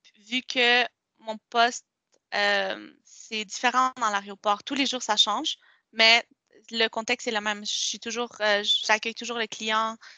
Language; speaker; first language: French; non-native, local second language; Spanish